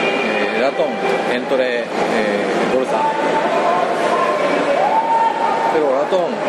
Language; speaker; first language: Spanish; non-native, learner; Japanese